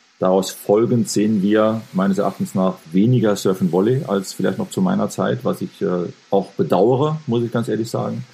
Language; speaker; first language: German; native; German